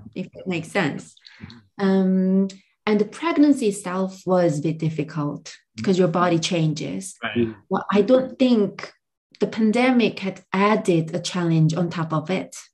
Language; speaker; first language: English; non-native, fluent; Korean